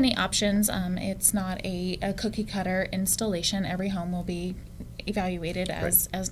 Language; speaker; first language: English; native; English